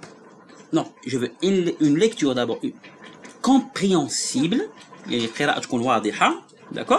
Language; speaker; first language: French; non-native, local second language; Arabic